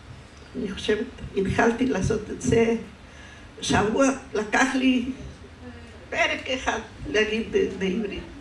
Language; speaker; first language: Hebrew; non-native, fluent; Spanish